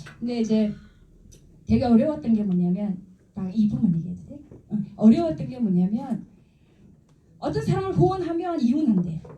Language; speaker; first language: Korean; non-native, fluent; Mongolian